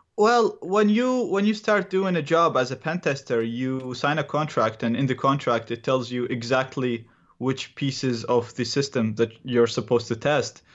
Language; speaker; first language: English; non-native, fluent; Arabic